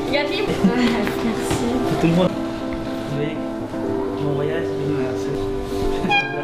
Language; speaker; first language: French; non-native, learner; Nepali